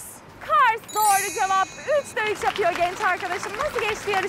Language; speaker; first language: Turkish; native; Turkish